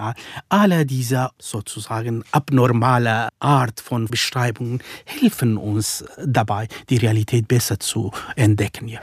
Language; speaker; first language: German; non-native, fluent; Kurdish